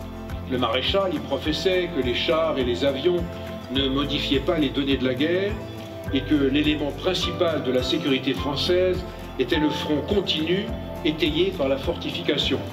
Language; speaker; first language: French; native; French